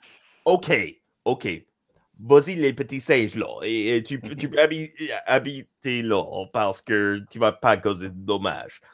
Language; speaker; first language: French; non-native, local second language; English